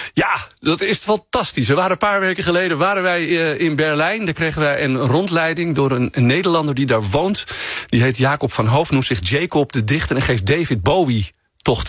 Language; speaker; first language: Dutch; native; Dutch